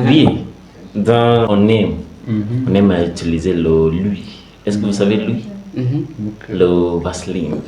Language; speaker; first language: French; non-native, learner; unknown